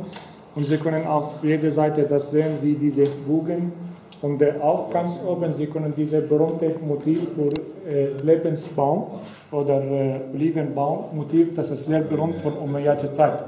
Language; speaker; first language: German; non-native, fluent; Arabic